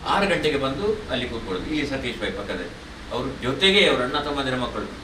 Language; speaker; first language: Kannada; native; Kannada